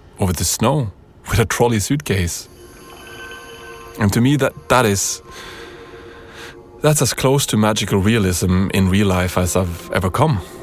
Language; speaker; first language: English; non-native, fluent; Norwegian